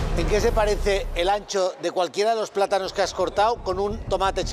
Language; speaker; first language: Spanish; native; Spanish